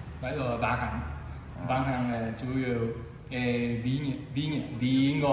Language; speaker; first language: Vietnamese; non-native, learner; Japanese